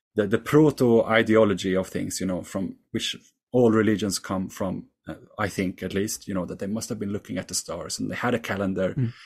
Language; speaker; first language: English; non-native, fluent; Swedish